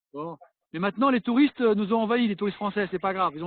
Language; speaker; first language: French; native; French